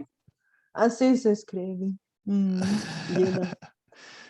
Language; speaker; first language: Portuguese; non-native, fluent; Bulgarian